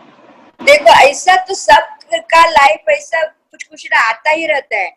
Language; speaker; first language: Hindi; non-native, local second language; Kannada